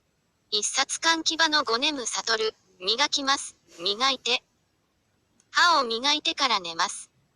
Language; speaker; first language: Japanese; non-native, fluent; Chinese